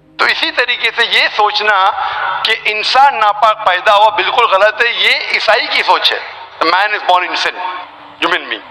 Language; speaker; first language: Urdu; non-native, local second language; Konkani